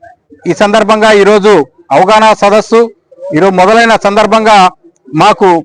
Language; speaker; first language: Telugu; native; Telugu